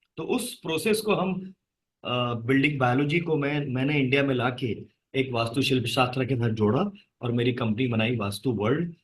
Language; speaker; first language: Hindi; native; Hindi